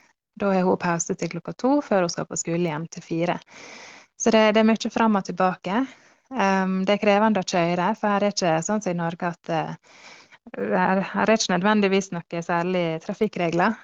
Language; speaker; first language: Norwegian; early bilingual, heritage; Norwegian